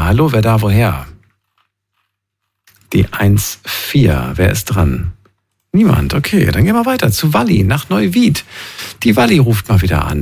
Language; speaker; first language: German; native; German